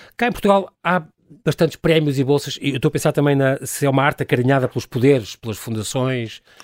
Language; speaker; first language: Portuguese; native; Portuguese